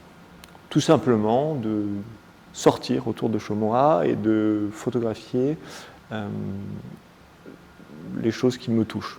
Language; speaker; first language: French; native; French